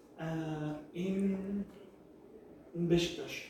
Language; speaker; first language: English; non-native, learner; Turkish